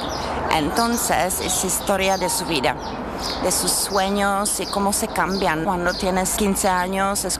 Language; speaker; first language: Spanish; non-native, learner; Czech